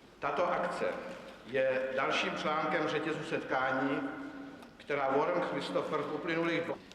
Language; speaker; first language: Czech; native; Czech